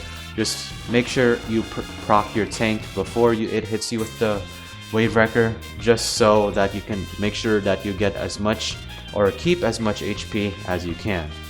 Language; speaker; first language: English; native; English